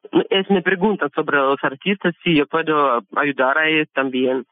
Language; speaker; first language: Spanish; non-native, learner; Russian